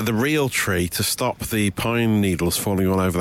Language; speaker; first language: English; native; English